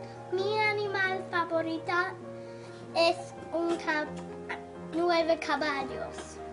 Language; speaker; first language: Spanish; non-native, learner; English